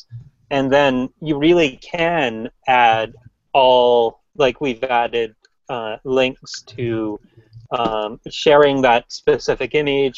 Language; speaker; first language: English; native; English